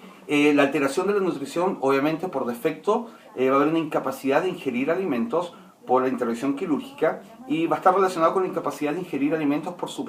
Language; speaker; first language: Spanish; native; Spanish